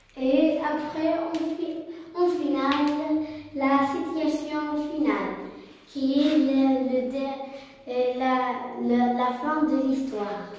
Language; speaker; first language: French; non-native, learner; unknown